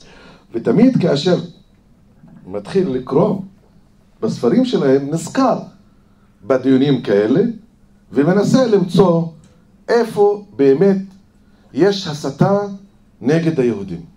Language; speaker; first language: Hebrew; non-native, fluent; Arabic